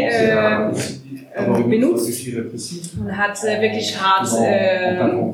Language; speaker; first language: German; non-native, learner; French